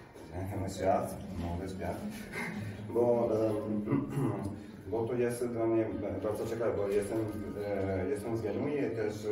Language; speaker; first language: Polish; non-native, learner; Italian